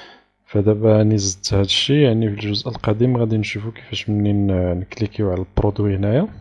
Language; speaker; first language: Arabic; native; Arabic